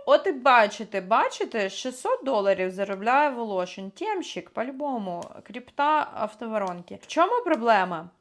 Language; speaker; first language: Ukrainian; non-native, local second language; Russian